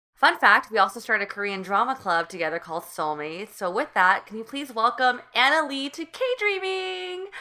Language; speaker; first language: English; native; English